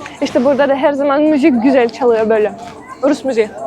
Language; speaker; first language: Turkish; non-native, fluent; Russian